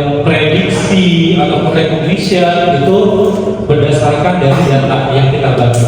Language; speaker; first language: Indonesian; native; Indonesian